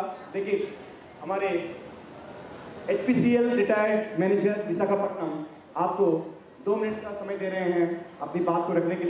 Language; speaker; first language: Hindi; non-native, local second language; Telugu